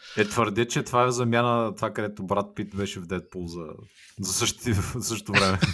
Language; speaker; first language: Bulgarian; native; Bulgarian